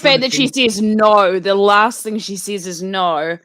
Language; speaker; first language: English; native; English